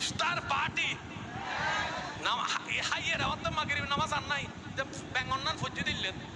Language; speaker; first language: Bangla; non-native, local second language; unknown